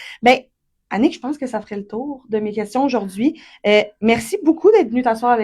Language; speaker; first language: French; native; French